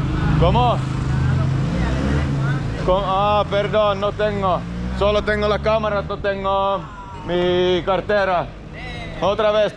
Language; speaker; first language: Spanish; non-native, learner; Finnish